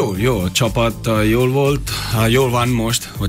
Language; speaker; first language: Hungarian; non-native, learner; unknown